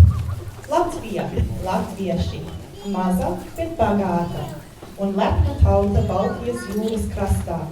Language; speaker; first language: Latvian; early bilingual, heritage; Latvian